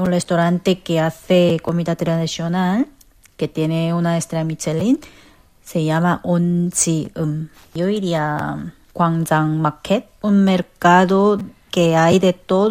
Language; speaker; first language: Spanish; non-native, fluent; Korean